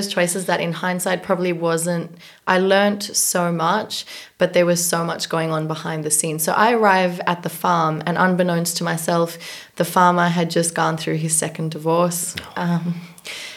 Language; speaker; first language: English; native; English